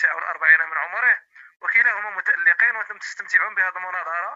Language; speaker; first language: Arabic; native; Arabic